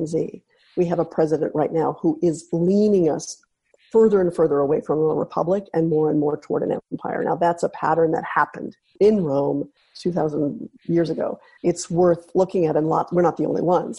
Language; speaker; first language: English; native; English